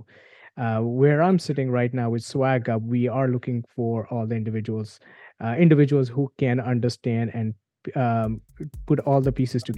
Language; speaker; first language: English; non-native, local second language; Gujarati